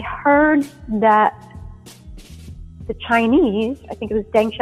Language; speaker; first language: English; native; English